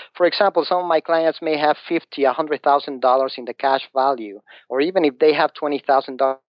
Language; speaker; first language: English; non-native, fluent; Spanish